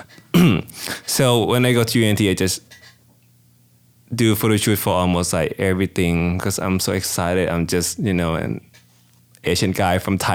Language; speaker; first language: English; non-native, fluent; Thai